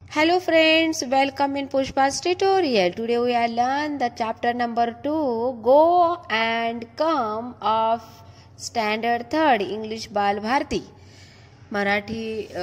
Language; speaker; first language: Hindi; non-native, local second language; Marathi